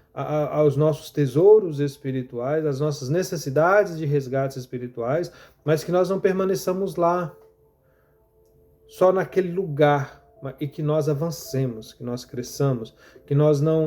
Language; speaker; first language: Portuguese; native; Portuguese